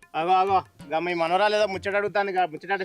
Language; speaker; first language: Telugu; native; Telugu